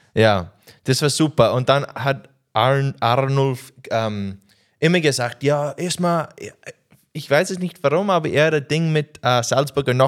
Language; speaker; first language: German; non-native, learner; English